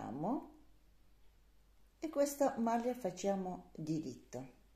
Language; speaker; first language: Italian; non-native, learner; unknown